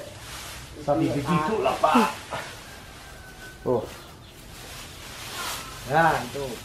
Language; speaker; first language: Indonesian; non-native, learner; English